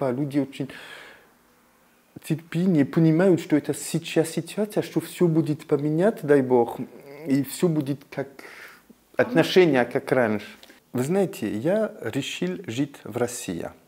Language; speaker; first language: Russian; non-native, fluent; French